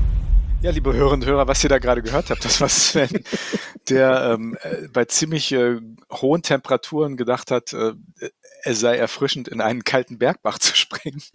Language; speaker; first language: German; native; German